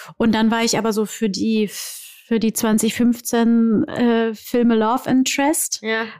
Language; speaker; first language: German; early bilingual, other home language; Portuguese